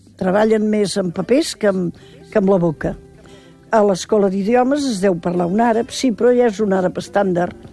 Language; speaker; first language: Catalan; native; Catalan